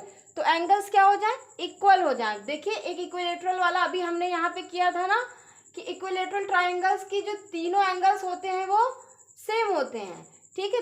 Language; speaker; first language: Hindi; native; Hindi